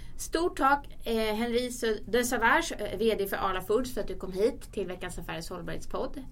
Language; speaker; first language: Swedish; native; Swedish